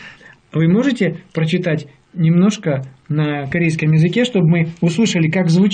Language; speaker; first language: Russian; native; Russian